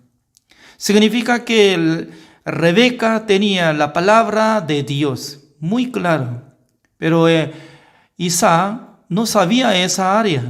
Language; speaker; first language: Spanish; non-native, learner; Korean